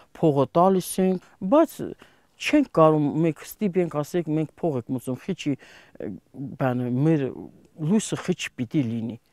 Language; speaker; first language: Armenian; native; Armenian